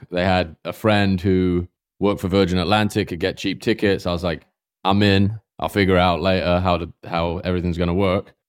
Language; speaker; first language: English; native; English